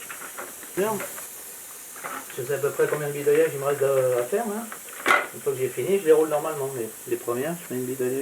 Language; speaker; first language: French; native; French